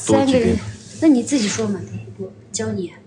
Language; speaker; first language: Chinese; non-native, local second language; Tibetan